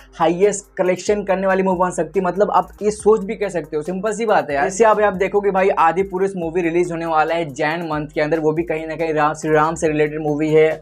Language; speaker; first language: Hindi; native; Hindi